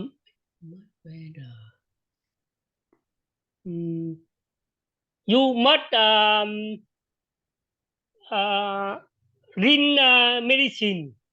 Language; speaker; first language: English; non-native, learner; Vietnamese